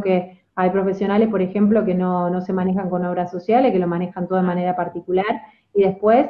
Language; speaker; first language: Spanish; native; Spanish